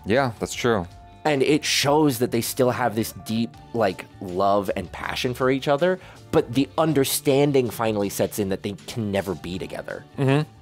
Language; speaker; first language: English; native; English